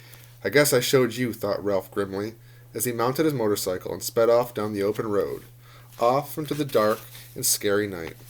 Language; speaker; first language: English; native; English